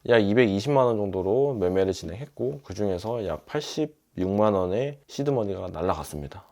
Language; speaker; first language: Korean; native; Korean